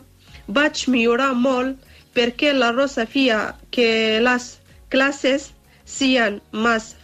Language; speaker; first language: Catalan; non-native, learner; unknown